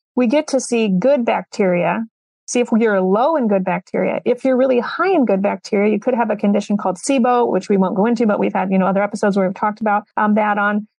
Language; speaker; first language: English; native; English